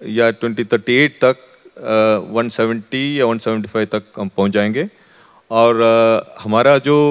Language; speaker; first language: Hindi; native; Hindi